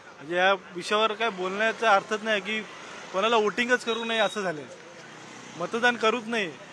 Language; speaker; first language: Marathi; native; Marathi